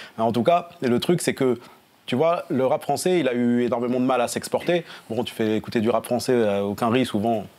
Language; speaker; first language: French; native; French